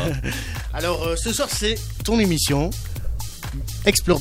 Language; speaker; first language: French; native; French